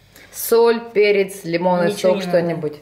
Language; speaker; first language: Russian; native; Russian